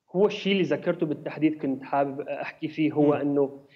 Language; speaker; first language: Arabic; native; Arabic